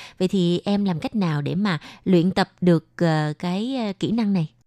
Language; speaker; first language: Vietnamese; native; Vietnamese